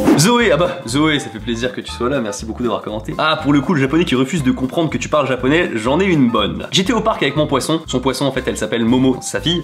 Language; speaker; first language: French; native; French